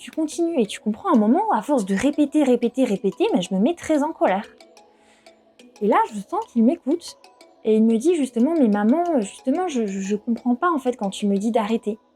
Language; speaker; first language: French; native; French